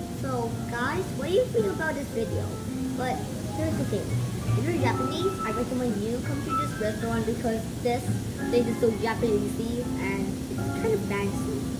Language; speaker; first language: English; non-native, learner; Thai